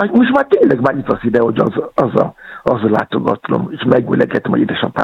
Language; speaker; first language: Hungarian; non-native, fluent; Yoruba